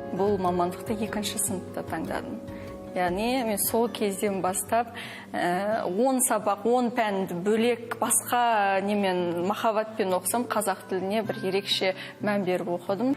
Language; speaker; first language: Kazakh; non-native, local second language; Uzbek